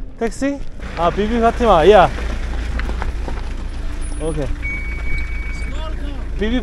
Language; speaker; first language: English; non-native, learner; Korean